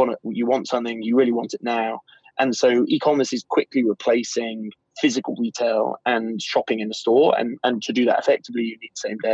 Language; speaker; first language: English; native; English